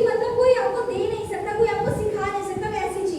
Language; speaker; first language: Hindi; native; Hindi